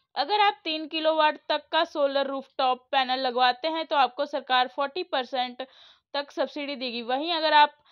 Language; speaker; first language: Hindi; native; Hindi